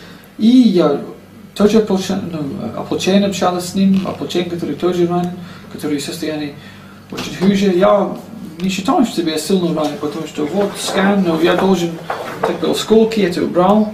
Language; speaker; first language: Russian; non-native, learner; English